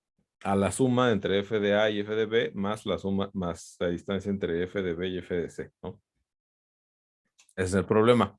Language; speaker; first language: Spanish; native; Spanish